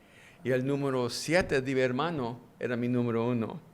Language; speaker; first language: Spanish; early bilingual, heritage; English